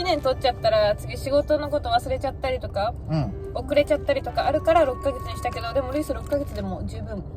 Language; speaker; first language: Japanese; native; Japanese